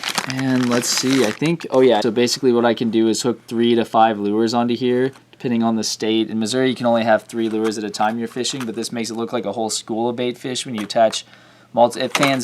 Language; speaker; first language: English; native; English